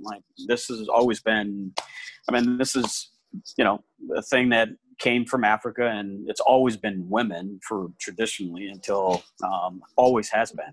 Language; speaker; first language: English; native; English